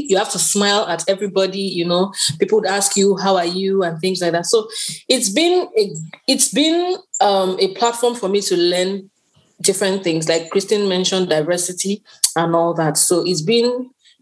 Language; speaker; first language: English; non-native, local second language; Yoruba